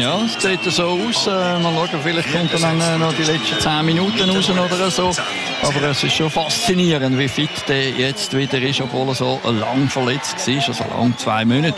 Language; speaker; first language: German; native; German